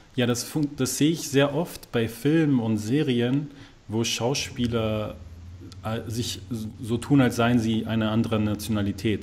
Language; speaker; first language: German; native; German